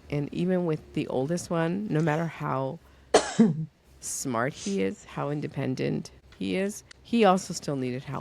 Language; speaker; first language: English; early bilingual, other home language; Spanish